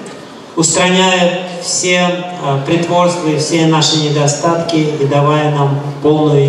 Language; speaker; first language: Russian; native; Russian